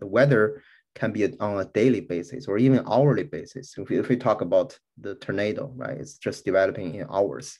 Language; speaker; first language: English; non-native, fluent; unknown